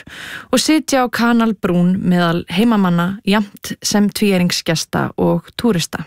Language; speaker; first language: Icelandic; native; Icelandic